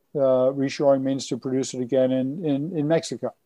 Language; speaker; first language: English; native; English